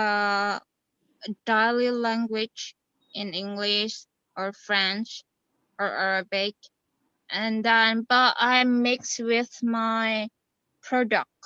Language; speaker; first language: English; non-native, fluent; Indonesian